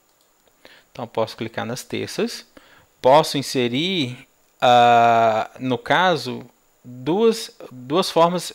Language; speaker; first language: Portuguese; native; Portuguese